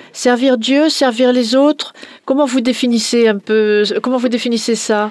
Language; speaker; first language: French; native; French